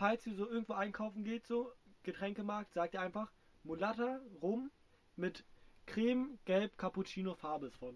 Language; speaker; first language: German; native; German